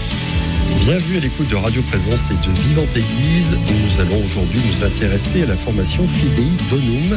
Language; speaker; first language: French; native; French